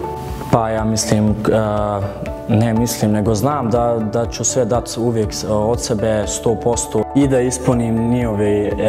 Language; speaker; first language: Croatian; early bilingual, heritage; German